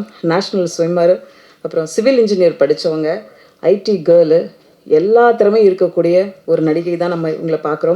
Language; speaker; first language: Tamil; native; Tamil